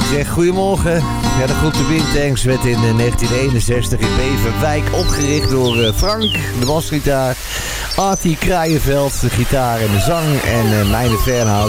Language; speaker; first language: Dutch; native; Dutch